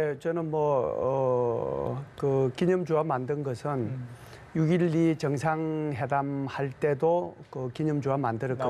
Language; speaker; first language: Korean; native; Korean